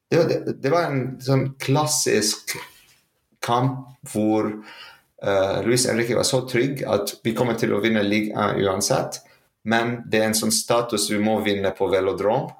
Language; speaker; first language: Norwegian; non-native, fluent; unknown